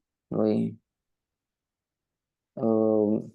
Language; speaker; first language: French; non-native, learner; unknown